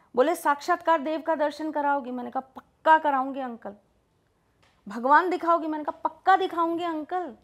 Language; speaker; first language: Hindi; native; Hindi